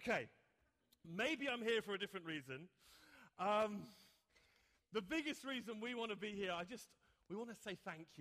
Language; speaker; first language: English; native; English